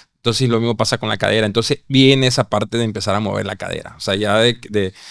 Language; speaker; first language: Spanish; native; Spanish